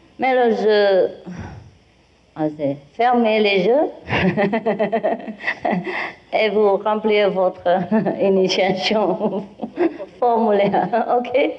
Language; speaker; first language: French; non-native, fluent; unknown